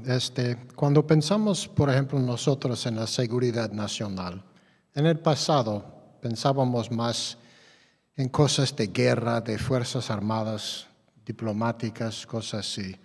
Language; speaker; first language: Spanish; non-native, fluent; English